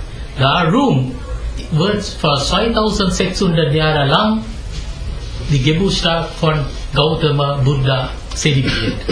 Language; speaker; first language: German; non-native, fluent; Sinhala